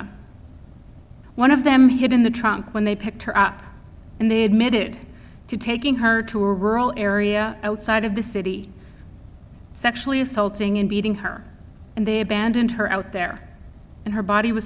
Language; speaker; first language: English; native; English